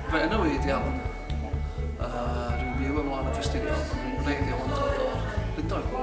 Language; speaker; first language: Welsh; non-native, learner; English